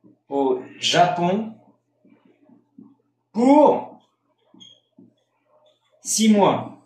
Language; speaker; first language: French; non-native, fluent; Spanish